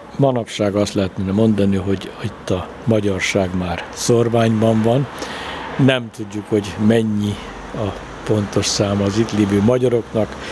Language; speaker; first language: Hungarian; native; Hungarian